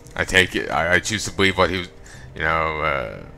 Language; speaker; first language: English; native; English